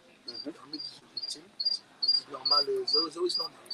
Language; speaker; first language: English; non-native, learner; French